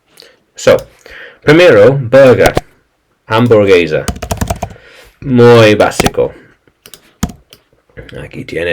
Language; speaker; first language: Spanish; non-native, learner; English